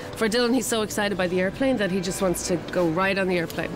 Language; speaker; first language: English; native; English